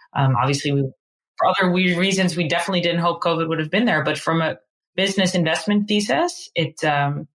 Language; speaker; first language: English; non-native, fluent; Dutch